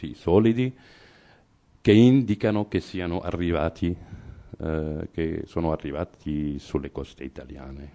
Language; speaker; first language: Italian; non-native, fluent; Arabic